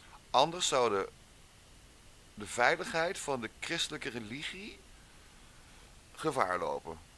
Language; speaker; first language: Dutch; native; Dutch